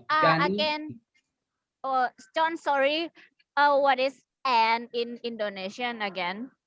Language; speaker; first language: English; non-native, fluent; Thai